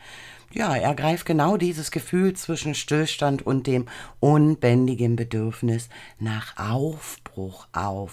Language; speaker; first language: German; native; German